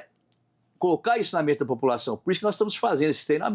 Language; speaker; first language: Portuguese; native; Portuguese